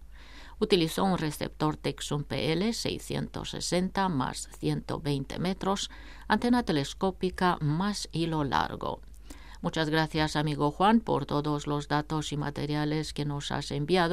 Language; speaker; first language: Spanish; non-native, fluent; Romanian